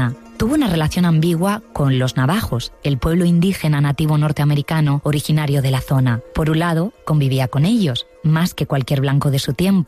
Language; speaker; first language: Spanish; native; Spanish